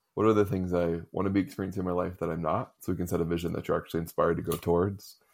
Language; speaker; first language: English; native; English